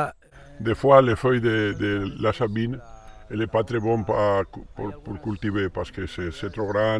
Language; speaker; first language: French; non-native, learner; Spanish